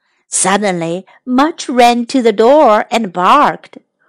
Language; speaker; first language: English; non-native, fluent; Chinese